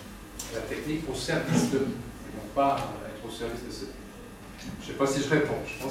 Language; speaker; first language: French; native; French